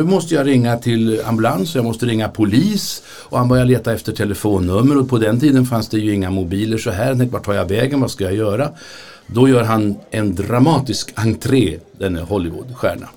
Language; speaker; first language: Swedish; native; Swedish